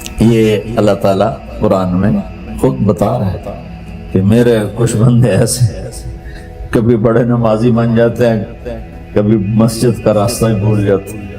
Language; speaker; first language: Urdu; non-native, local second language; Punjabi